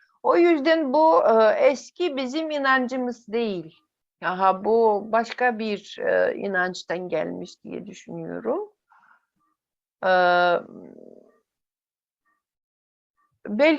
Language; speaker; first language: Turkish; non-native, fluent; Yakut